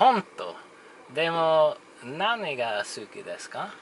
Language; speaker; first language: Japanese; non-native, learner; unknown